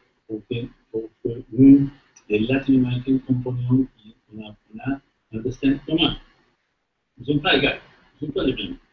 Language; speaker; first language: French; non-native, fluent; Spanish